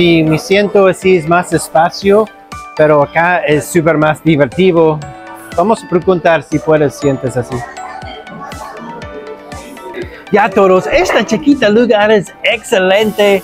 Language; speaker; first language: Spanish; non-native, learner; English